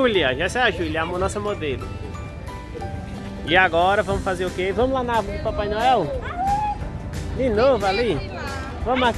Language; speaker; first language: Portuguese; native; Portuguese